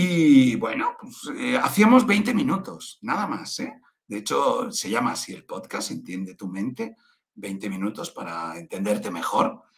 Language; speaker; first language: Spanish; native; Spanish